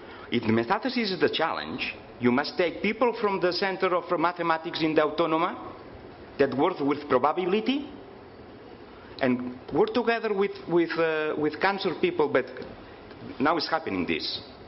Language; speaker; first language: English; non-native, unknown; Catalan